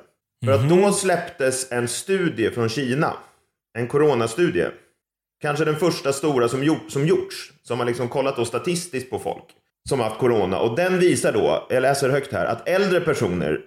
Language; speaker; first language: Swedish; native; Swedish